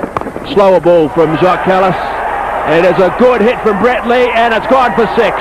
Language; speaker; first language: English; native; English